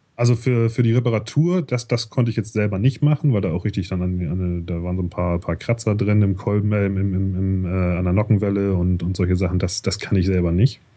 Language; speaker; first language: German; native; German